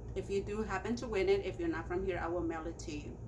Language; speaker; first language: English; non-native, fluent; Spanish